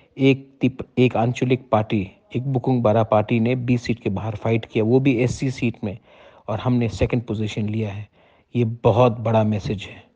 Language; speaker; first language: Hindi; non-native, local second language; Kok Borok